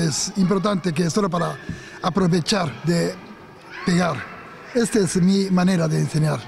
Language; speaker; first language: Spanish; non-native, learner; Japanese